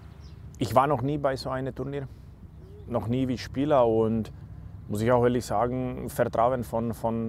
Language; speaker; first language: German; non-native, learner; Slovak